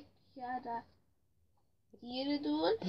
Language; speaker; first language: Dutch; early bilingual, other home language; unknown